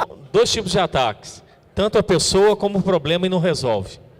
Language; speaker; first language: Portuguese; native; Portuguese